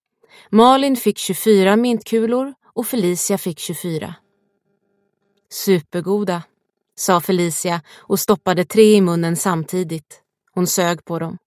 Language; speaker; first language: Swedish; native; Swedish